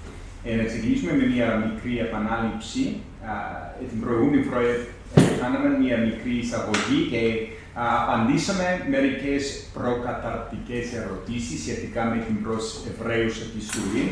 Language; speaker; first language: Greek; non-native, fluent; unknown